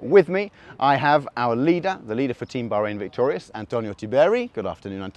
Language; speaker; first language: English; native; English